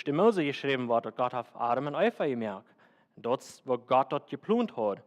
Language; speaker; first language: German; non-native, learner; Plautdietsch